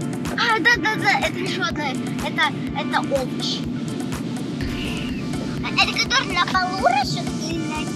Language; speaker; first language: Russian; non-native, local second language; Kazakh